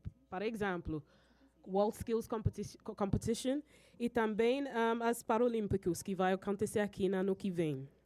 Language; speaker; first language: Portuguese; non-native, fluent; English